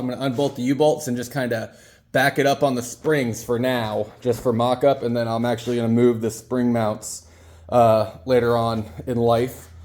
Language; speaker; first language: English; native; English